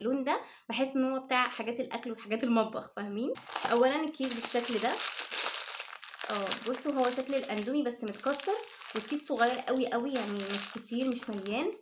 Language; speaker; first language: Arabic; native; Arabic